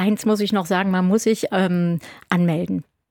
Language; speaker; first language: German; native; German